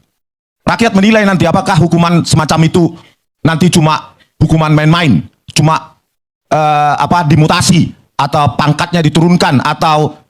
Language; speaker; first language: Indonesian; native; Indonesian